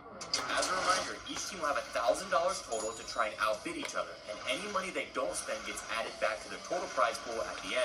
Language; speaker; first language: English; native; English